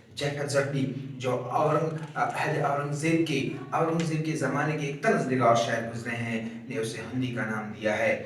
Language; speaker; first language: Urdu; non-native, local second language; Kashmiri